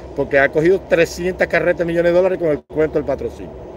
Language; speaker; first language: Spanish; native; Spanish